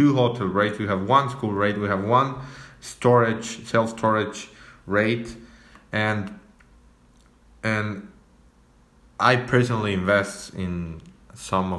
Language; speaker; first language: English; non-native, fluent; Spanish